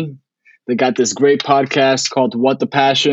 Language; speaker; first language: English; early bilingual, other home language; Spanish